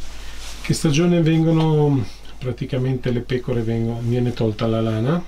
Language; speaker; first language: Italian; native; Italian